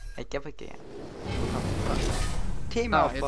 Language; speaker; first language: German; native; German